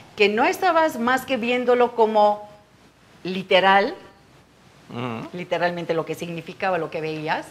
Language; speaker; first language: Spanish; non-native, fluent; Turkish